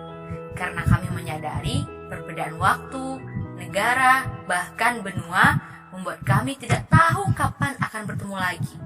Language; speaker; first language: Indonesian; native; Indonesian